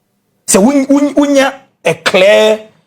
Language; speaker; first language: English; non-native, local second language; Akan